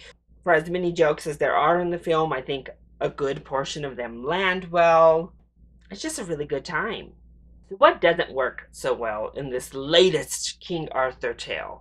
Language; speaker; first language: English; native; English